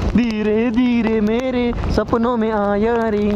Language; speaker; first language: Hindi; non-native, local second language; Marathi